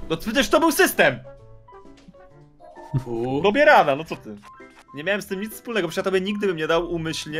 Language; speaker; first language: Polish; native; Polish